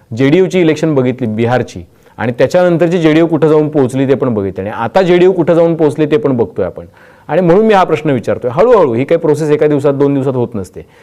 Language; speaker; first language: Marathi; native; Marathi